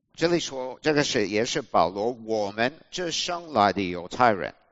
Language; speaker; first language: Chinese; non-native, fluent; English